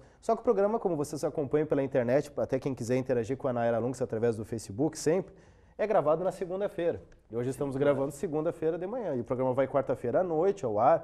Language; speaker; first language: Portuguese; native; Portuguese